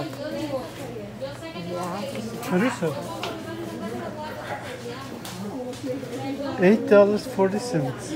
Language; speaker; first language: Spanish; non-native, learner; Turkish